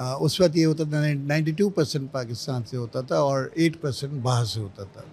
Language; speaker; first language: Urdu; native; Urdu